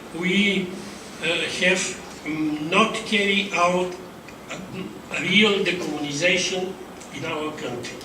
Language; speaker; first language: English; non-native, fluent; Bulgarian